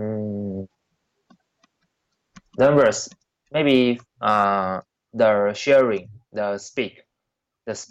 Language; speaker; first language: English; non-native, learner; Chinese